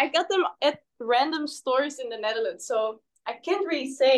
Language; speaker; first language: English; non-native, fluent; Dutch